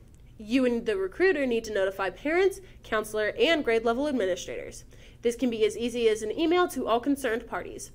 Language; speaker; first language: English; native; English